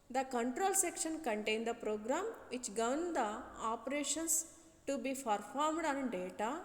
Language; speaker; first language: English; non-native, local second language; Telugu